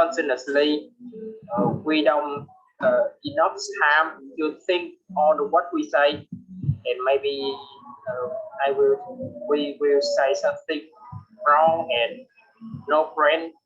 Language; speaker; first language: English; non-native, learner; Vietnamese